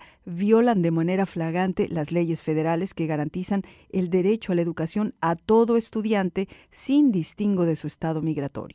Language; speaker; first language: Spanish; native; Spanish